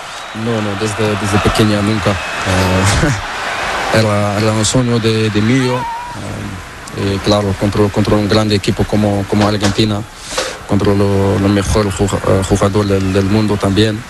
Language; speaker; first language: Spanish; non-native, learner; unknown